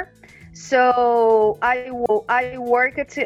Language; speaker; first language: English; non-native, learner; Portuguese